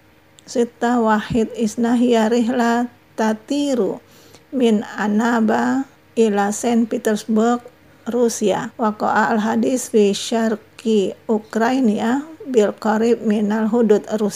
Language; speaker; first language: Arabic; non-native, fluent; Indonesian